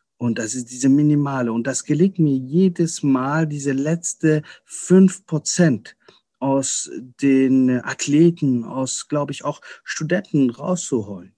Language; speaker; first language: German; early bilingual, other home language; Persian